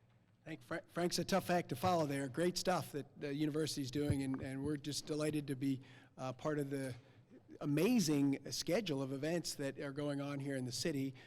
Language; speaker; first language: English; native; English